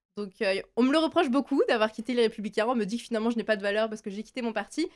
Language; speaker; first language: French; native; French